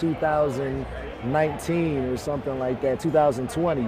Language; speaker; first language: English; native; English